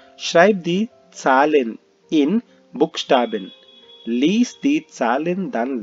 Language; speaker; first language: German; non-native, fluent; Hindi